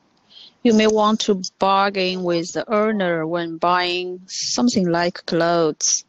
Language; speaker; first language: English; non-native, learner; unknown